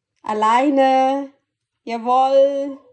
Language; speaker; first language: German; non-native, learner; Filipino